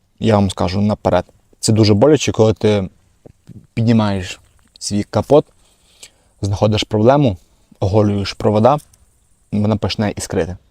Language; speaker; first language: Ukrainian; non-native, local second language; Russian